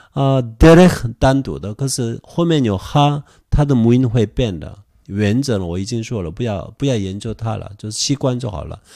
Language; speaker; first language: Chinese; non-native, fluent; Korean